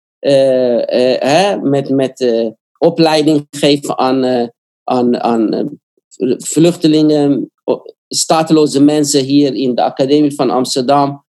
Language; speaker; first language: Dutch; non-native, fluent; Korean